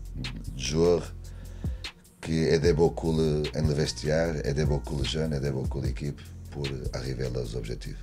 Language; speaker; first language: French; non-native, learner; Portuguese